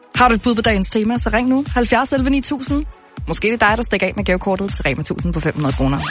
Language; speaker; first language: Danish; native; Danish